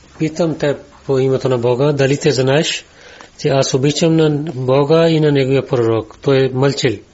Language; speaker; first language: Bulgarian; non-native, learner; Urdu